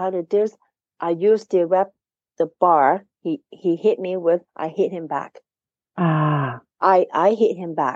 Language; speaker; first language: English; non-native, local second language; Cantonese